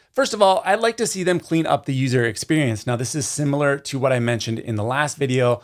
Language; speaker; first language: English; native; English